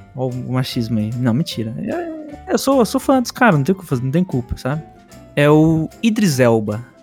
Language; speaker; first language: Portuguese; early bilingual, other home language; Spanish